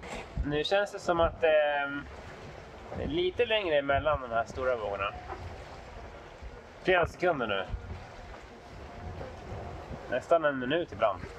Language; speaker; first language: Swedish; native; Swedish